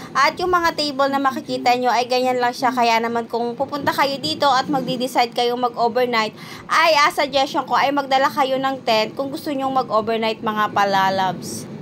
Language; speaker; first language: Filipino; non-native, local second language; Cebuano